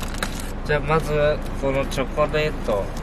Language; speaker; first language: Japanese; early bilingual, other home language; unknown